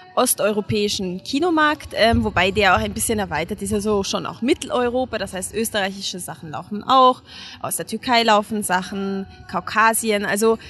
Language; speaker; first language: German; non-native, fluent; Hungarian